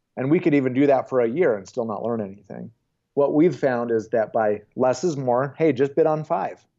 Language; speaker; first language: English; native; English